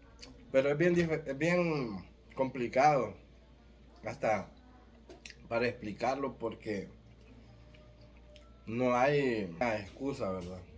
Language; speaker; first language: Spanish; native; Spanish